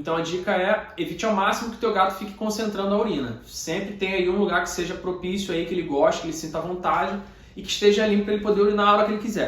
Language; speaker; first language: Portuguese; native; Portuguese